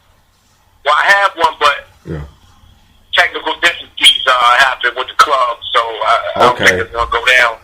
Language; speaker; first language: English; native; English